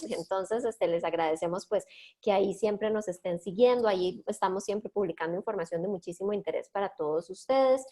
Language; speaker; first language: Spanish; native; Spanish